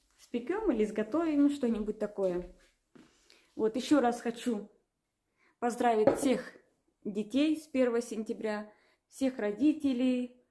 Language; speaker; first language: Russian; native; Russian